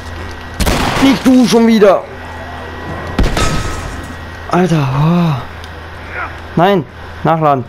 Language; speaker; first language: German; native; German